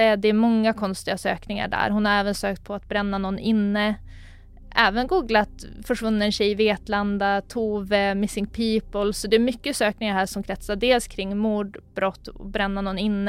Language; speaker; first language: Swedish; native; Swedish